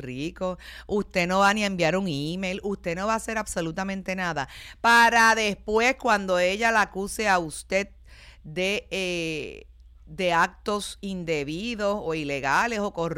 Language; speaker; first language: Spanish; native; Spanish